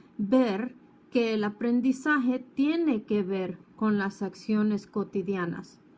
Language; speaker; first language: Spanish; non-native, fluent; English